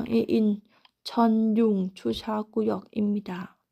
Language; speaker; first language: Korean; non-native, learner; Thai